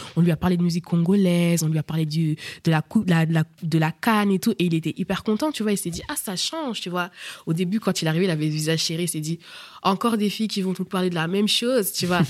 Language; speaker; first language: French; early bilingual, other home language; Bambara